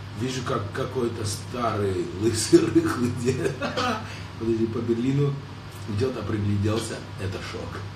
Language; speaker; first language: Russian; native; Russian